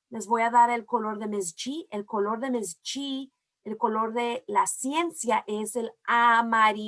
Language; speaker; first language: Spanish; early bilingual, heritage; Spanish